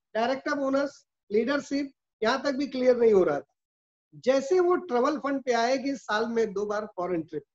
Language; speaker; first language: Hindi; native; Hindi